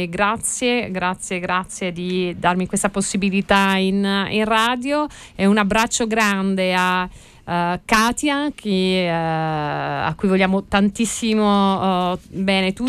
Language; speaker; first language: Italian; native; Italian